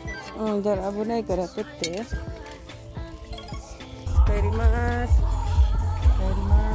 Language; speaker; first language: Japanese; non-native, fluent; Filipino